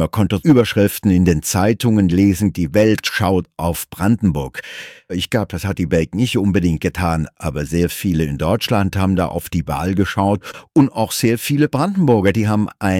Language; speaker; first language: German; native; German